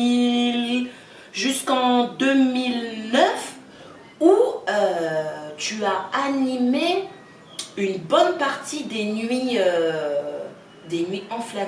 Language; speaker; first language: French; native; French